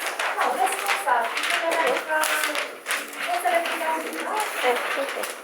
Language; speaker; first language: French; non-native, fluent; Romanian